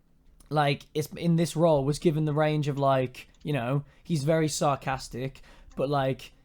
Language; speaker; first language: English; native; English